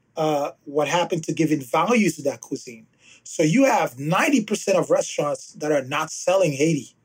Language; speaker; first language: English; early bilingual, other home language; Haitian Creole